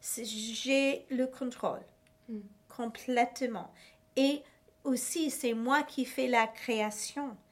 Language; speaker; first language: French; non-native, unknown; English